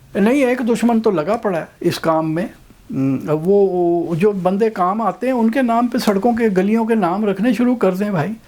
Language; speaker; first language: Urdu; non-native, local second language; Punjabi